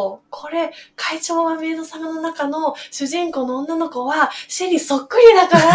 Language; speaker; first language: Japanese; non-native, fluent; Chinese